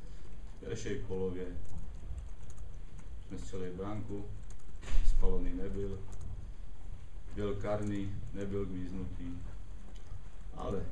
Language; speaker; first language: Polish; non-native, learner; Czech